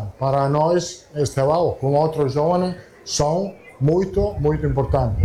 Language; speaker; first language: Portuguese; non-native, learner; Italian